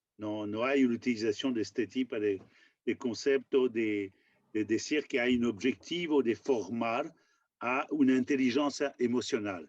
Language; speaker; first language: Spanish; non-native, fluent; French